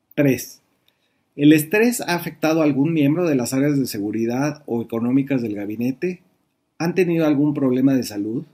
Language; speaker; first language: Spanish; native; Spanish